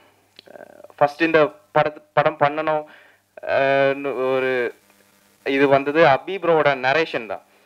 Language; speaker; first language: Tamil; non-native, learner; Malayalam